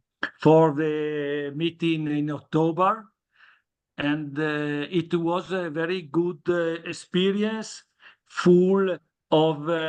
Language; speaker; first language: English; non-native, learner; Italian